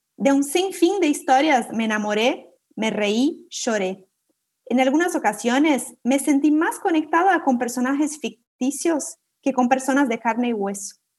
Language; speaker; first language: Spanish; non-native, fluent; Portuguese